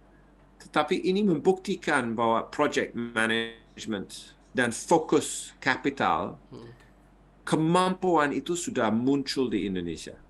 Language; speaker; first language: Indonesian; non-native, fluent; English